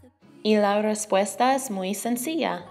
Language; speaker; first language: Spanish; non-native, fluent; English